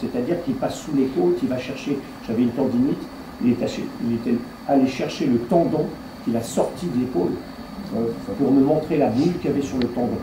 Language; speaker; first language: French; native; French